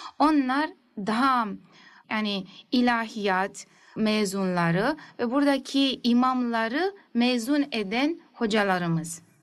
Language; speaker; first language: Turkish; native; Turkish